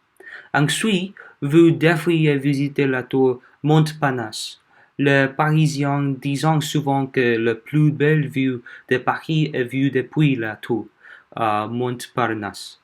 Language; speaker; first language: French; non-native, learner; Korean